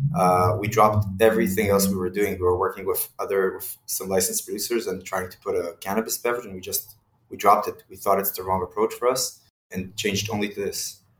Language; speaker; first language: English; non-native, fluent; Hebrew